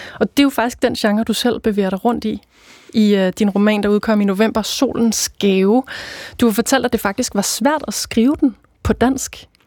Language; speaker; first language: Danish; native; Danish